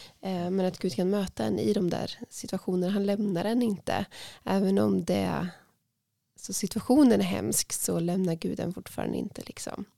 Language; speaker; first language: Swedish; native; Swedish